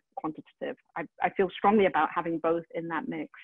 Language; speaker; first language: English; native; English